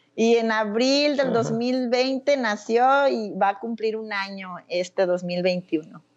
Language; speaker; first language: Spanish; native; Spanish